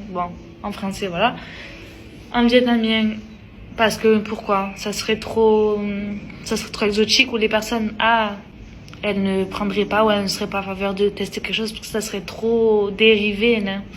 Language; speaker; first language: French; early bilingual, other home language; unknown